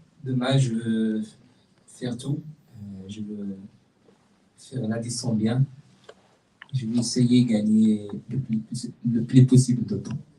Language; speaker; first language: French; non-native, learner; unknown